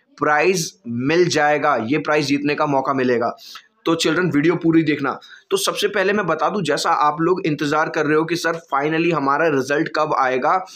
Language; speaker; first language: Hindi; native; Hindi